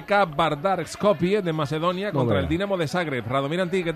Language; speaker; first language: Spanish; native; Spanish